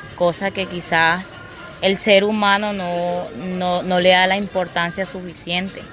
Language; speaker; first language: Spanish; non-native, local second language; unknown